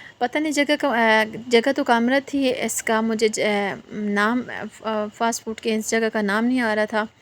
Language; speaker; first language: Urdu; non-native, local second language; Northern Hindko